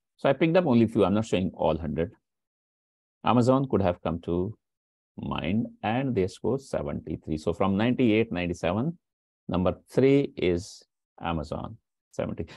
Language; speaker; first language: English; non-native, local second language; Hindi